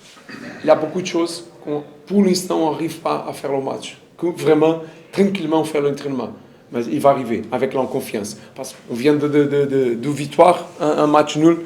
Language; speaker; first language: French; non-native, learner; Portuguese